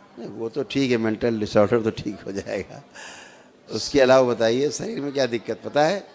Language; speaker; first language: Hindi; native; Hindi